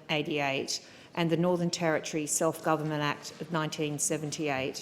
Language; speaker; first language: English; native; English